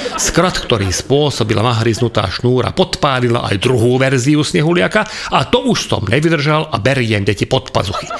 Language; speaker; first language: Slovak; non-native, local second language; Hungarian